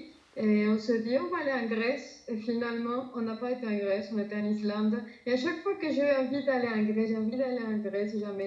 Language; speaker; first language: French; non-native, fluent; Spanish